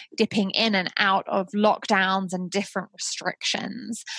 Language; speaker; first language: English; native; English